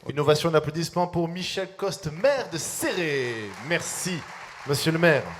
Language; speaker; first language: French; native; French